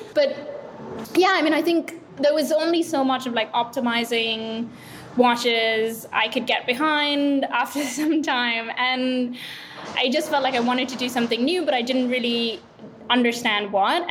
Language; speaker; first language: English; non-native, local second language; Sinhala